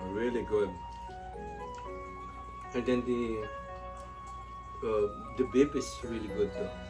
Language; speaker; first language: English; non-native, local second language; Filipino